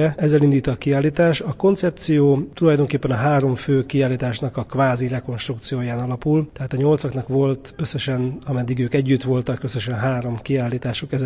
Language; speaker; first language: Hungarian; native; Hungarian